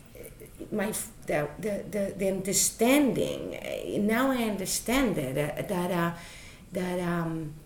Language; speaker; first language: English; non-native, fluent; Spanish